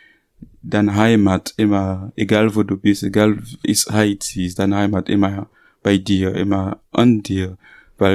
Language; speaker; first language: German; non-native, learner; Haitian Creole